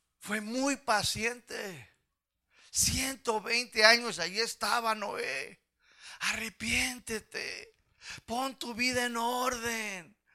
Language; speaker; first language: Spanish; early bilingual, heritage; Spanish